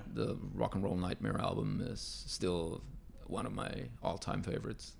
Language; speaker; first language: English; non-native, fluent; Spanish